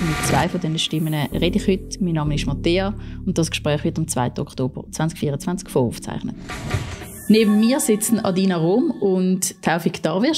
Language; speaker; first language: German; native; German